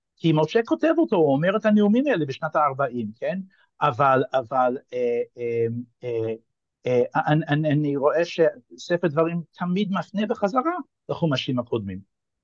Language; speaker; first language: Hebrew; non-native, fluent; English